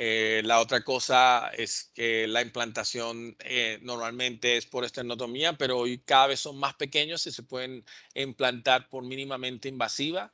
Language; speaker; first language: Spanish; native; Spanish